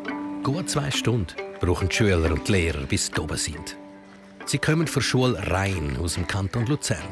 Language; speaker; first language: German; native; German